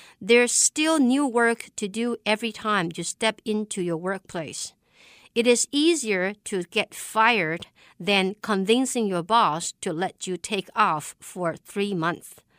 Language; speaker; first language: English; non-native, fluent; Chinese